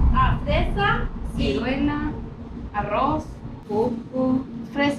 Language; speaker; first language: Spanish; non-native, learner; English